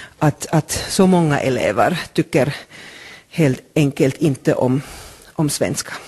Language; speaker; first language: Swedish; non-native, local second language; Finnish